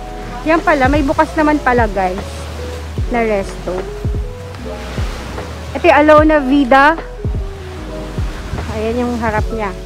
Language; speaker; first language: Filipino; native; Filipino